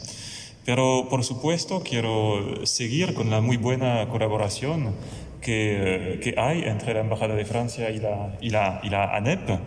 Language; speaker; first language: Spanish; non-native, fluent; French